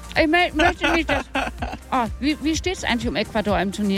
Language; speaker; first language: German; native; German